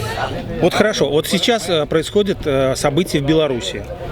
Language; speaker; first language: Russian; native; Russian